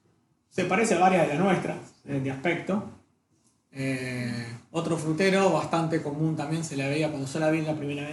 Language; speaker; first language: Spanish; native; Spanish